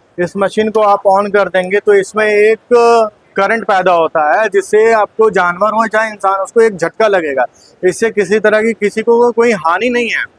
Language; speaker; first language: Hindi; native; Hindi